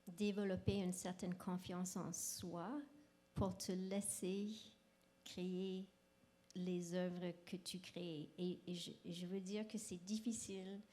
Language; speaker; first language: French; non-native, local second language; English